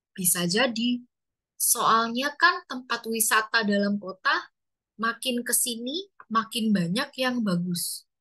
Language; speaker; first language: Indonesian; native; Indonesian